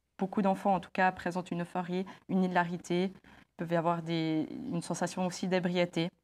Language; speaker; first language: French; native; French